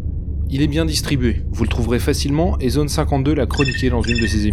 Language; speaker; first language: French; native; French